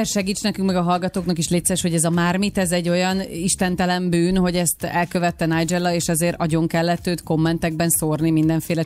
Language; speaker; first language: Hungarian; native; Hungarian